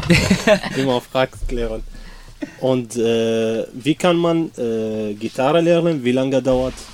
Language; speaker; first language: German; non-native, learner; Arabic